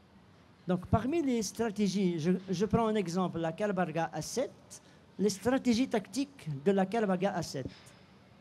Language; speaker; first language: French; non-native, local second language; Arabic